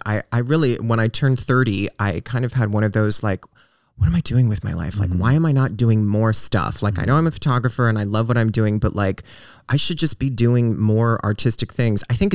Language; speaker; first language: English; native; English